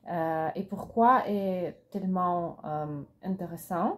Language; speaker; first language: French; non-native, learner; Russian